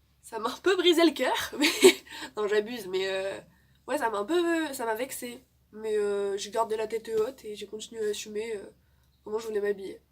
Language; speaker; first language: French; native; French